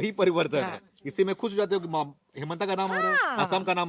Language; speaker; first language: Hindi; native; Hindi